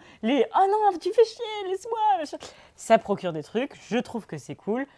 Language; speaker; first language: French; native; French